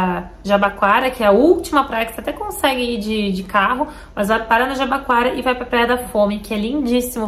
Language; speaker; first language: Portuguese; native; Portuguese